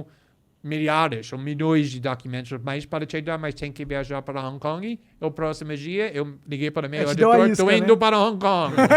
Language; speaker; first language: Portuguese; non-native, fluent; English